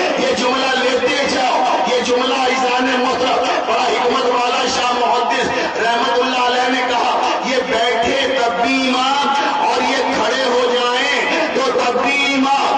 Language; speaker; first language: Urdu; native; Urdu